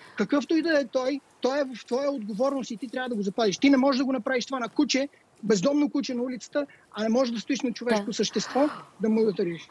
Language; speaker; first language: Bulgarian; native; Bulgarian